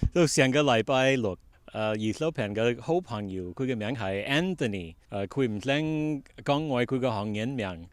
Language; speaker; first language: Cantonese; early bilingual, heritage; Cantonese